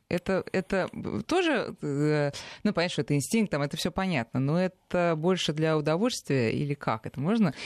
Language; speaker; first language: Russian; native; Russian